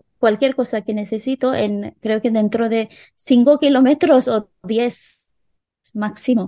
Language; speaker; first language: Spanish; non-native, local second language; Hindi